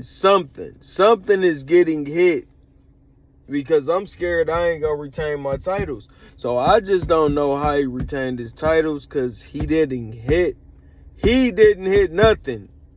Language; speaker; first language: English; native; English